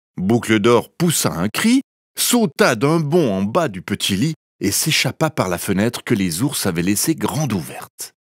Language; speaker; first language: French; native; French